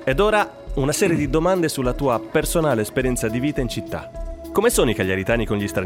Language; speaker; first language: Italian; native; Italian